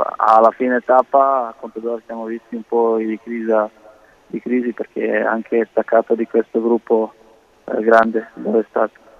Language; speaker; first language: Italian; non-native, learner; Croatian